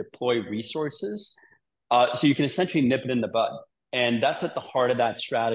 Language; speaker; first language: English; native; English